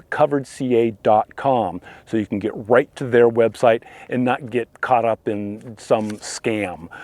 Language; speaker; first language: English; native; English